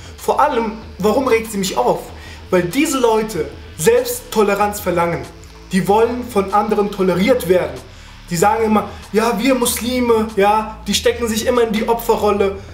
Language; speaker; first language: German; early bilingual, other home language; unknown